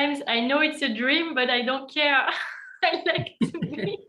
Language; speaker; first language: English; non-native, fluent; French